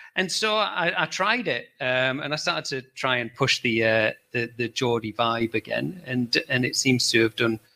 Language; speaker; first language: English; native; English